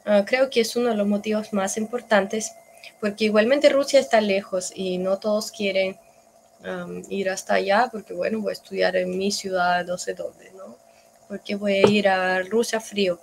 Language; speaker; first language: Spanish; non-native, fluent; Russian